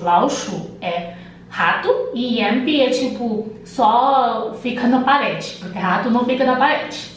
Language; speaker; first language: Portuguese; non-native, fluent; Chinese